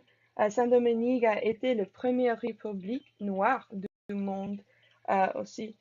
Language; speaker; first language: French; non-native, learner; English